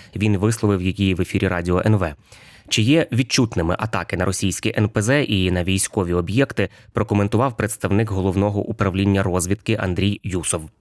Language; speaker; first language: Ukrainian; native; Ukrainian